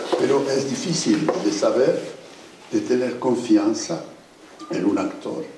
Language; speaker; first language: Spanish; non-native, fluent; French